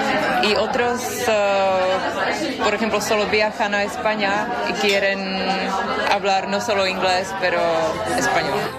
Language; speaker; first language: Spanish; non-native, fluent; Czech